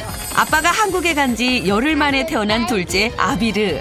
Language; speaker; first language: Korean; native; Korean